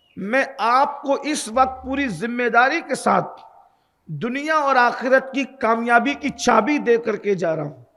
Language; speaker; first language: Urdu; native; Urdu